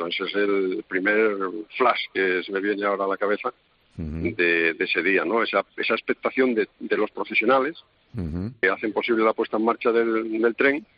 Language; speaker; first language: Spanish; native; Spanish